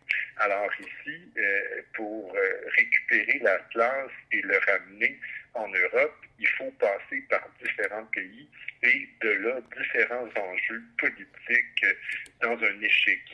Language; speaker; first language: French; native; French